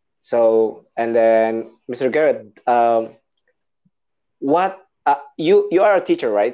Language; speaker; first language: English; non-native, learner; Indonesian